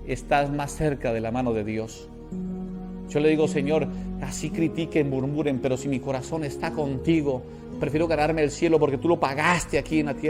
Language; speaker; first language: Spanish; native; Spanish